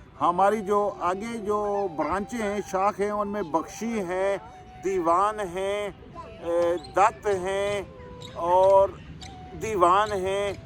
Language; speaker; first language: Urdu; non-native, local second language; Pahari-Potwari